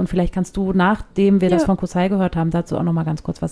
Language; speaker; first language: German; native; German